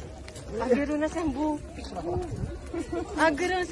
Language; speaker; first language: Japanese; non-native, learner; Filipino